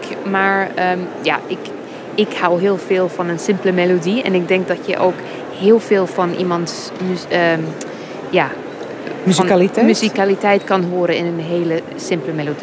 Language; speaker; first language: Dutch; non-native, fluent; English